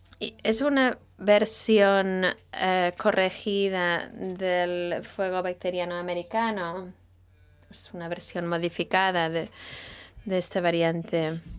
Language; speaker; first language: Spanish; non-native, fluent; Italian